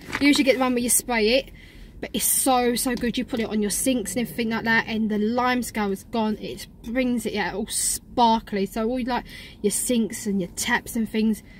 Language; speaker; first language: English; native; English